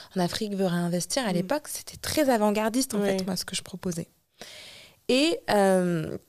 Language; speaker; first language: French; native; French